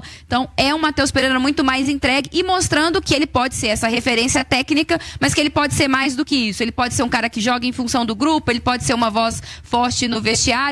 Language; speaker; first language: Portuguese; native; Portuguese